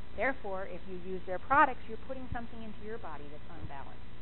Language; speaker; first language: English; native; English